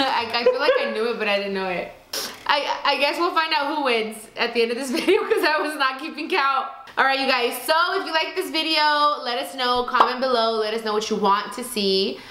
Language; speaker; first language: English; native; English